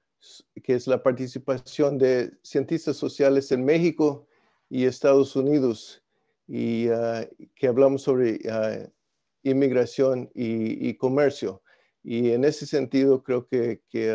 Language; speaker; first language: Spanish; non-native, fluent; English